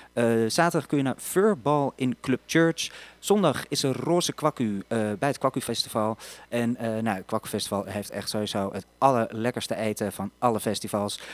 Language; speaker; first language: Dutch; native; Dutch